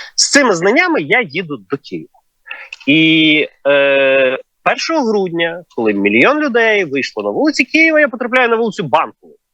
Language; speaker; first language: Ukrainian; native; Ukrainian